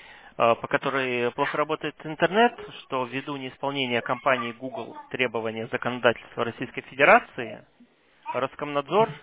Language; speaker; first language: Russian; native; Russian